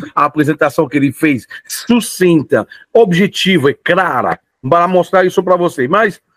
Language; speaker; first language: Portuguese; non-native, fluent; French